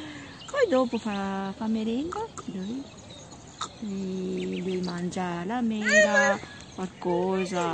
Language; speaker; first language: Italian; non-native, learner; Japanese